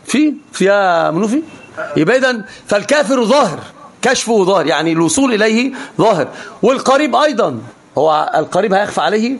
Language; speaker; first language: Arabic; native; Arabic